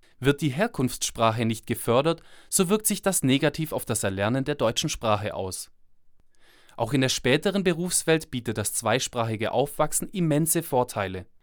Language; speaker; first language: German; native; German